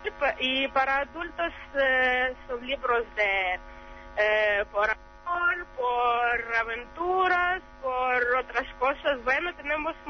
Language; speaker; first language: Spanish; non-native, learner; Ukrainian